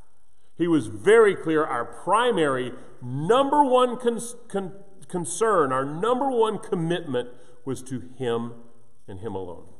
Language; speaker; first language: English; native; English